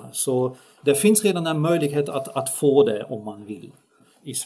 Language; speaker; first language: Swedish; non-native, fluent; Dutch